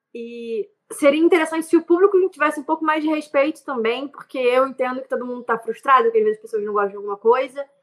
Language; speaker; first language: Portuguese; native; Portuguese